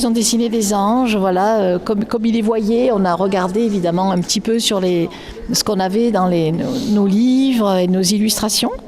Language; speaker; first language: French; native; French